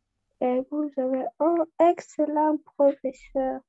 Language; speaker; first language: French; non-native, learner; Russian